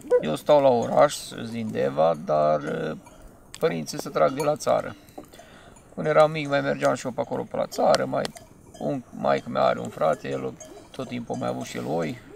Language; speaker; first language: Romanian; native; Romanian